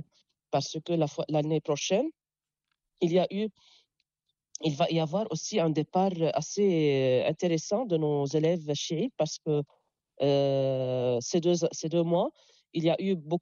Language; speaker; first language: French; non-native, local second language; Arabic